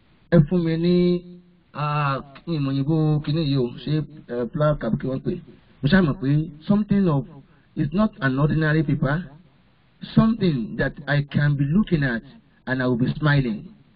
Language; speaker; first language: English; non-native, local second language; Yoruba